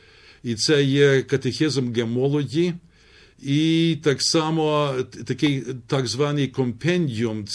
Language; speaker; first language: Ukrainian; early bilingual, heritage; Ukrainian